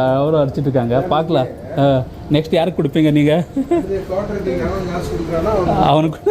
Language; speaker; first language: Tamil; non-native, learner; Kannada